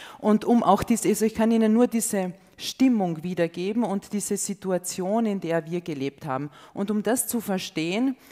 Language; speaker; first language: German; non-native, local second language; Slovenian